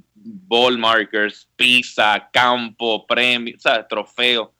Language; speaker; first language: Spanish; native; Spanish